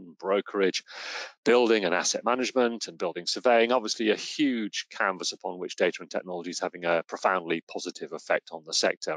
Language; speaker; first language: English; native; English